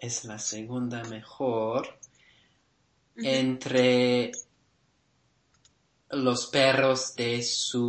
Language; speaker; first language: Spanish; non-native, learner; English